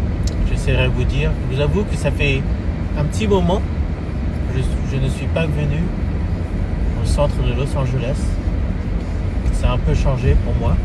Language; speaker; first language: French; early bilingual, heritage; French